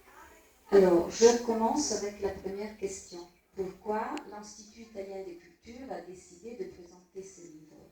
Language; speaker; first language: French; non-native, fluent; Italian